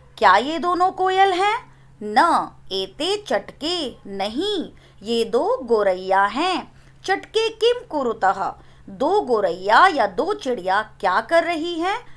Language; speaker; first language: Hindi; native; Hindi